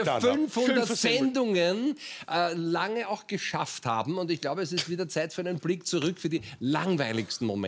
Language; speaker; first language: German; native; German